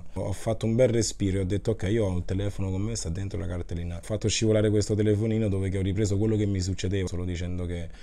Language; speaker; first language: Italian; early bilingual, other home language; Kabuverdianu